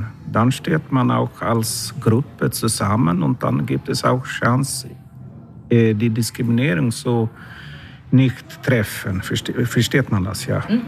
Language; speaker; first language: German; non-native, learner; Swedish